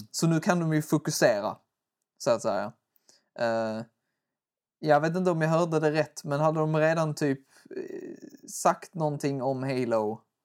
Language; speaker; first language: Swedish; native; Swedish